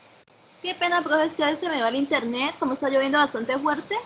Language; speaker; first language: Spanish; native; Spanish